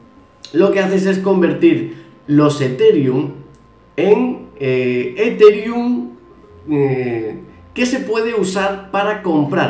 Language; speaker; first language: Spanish; native; Spanish